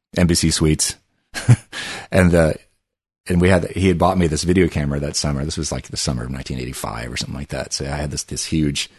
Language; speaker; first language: English; early bilingual, other home language; Italian